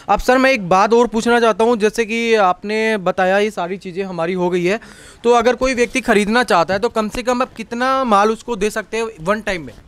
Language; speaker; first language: Hindi; native; Hindi